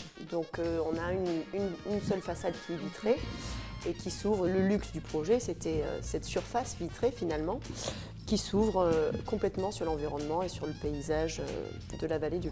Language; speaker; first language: French; native; French